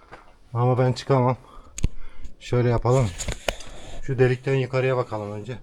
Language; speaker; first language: Turkish; native; Turkish